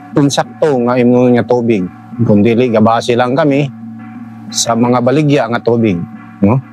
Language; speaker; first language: Cebuano; non-native, local second language; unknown